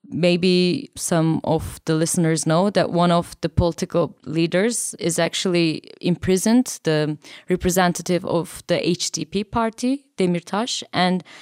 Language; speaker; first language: English; non-native, fluent; Turkish